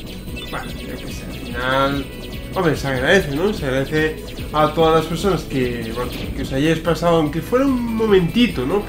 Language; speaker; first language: Spanish; native; Spanish